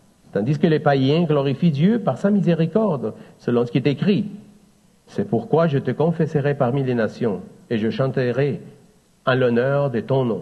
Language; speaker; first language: French; native; French